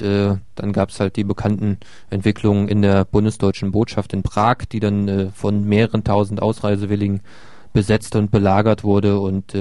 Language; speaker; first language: German; native; German